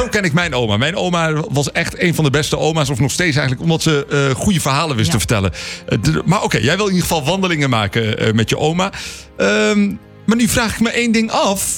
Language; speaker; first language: Dutch; native; Dutch